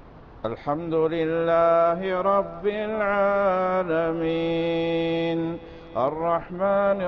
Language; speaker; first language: Arabic; native; Arabic